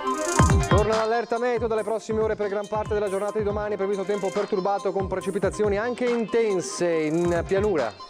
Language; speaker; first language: Italian; native; Italian